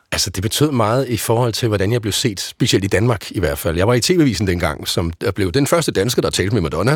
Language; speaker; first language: Danish; native; Danish